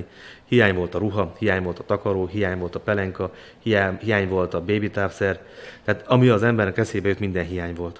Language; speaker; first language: Hungarian; native; Hungarian